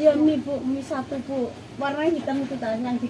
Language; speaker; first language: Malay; non-native, local second language; Javanese